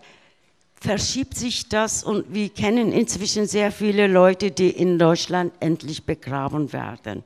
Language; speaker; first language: German; early bilingual, other home language; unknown